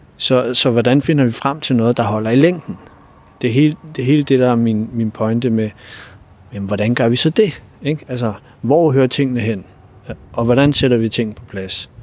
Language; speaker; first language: Danish; early bilingual, other home language; Albanian